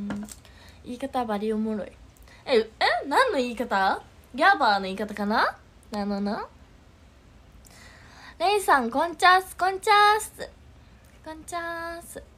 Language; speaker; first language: Japanese; native; Japanese